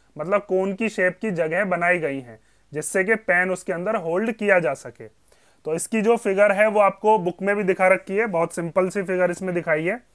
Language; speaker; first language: Hindi; native; Hindi